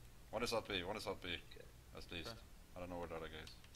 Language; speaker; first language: English; non-native, fluent; Swedish